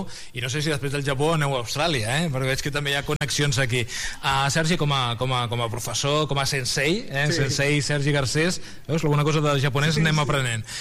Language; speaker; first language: Catalan; native; Catalan